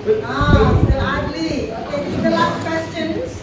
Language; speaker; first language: English; non-native, fluent; Indonesian